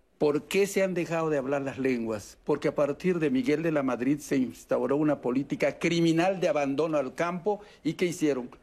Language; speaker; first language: Spanish; non-native, local second language; Yucateco